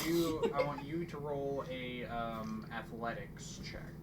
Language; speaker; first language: English; native; English